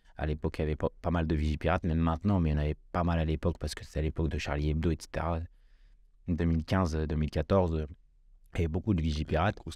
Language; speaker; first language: French; early bilingual, other home language; Kabyle